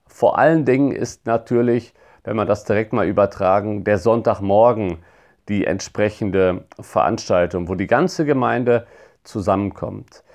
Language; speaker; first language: German; native; German